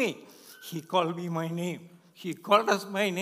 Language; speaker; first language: English; non-native, local second language; Malayalam